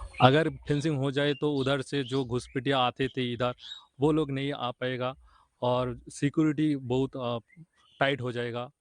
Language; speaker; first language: Hindi; non-native, local second language; Bangla